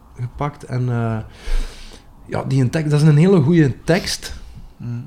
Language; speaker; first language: Dutch; native; Dutch